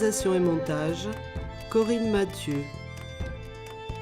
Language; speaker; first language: French; native; French